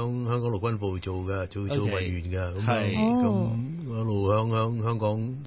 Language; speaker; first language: Cantonese; native; Cantonese